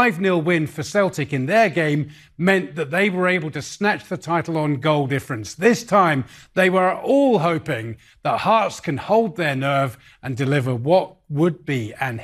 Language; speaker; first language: English; native; English